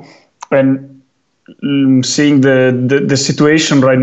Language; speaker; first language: English; non-native, fluent; Italian